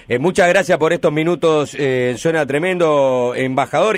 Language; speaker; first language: Spanish; native; Spanish